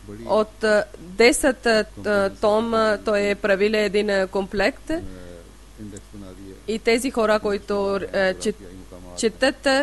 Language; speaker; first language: Bulgarian; non-native, learner; Urdu